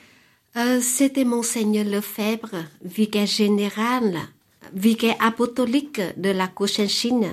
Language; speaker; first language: French; non-native, fluent; Vietnamese